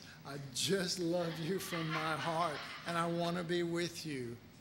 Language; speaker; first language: English; native; English